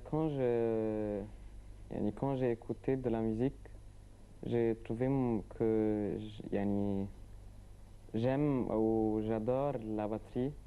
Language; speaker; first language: French; non-native, learner; Arabic